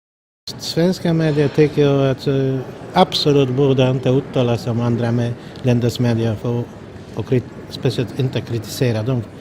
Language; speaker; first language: Swedish; non-native, fluent; Polish